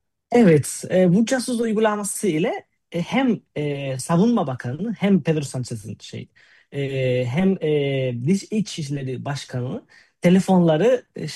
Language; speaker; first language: Turkish; non-native, fluent; Spanish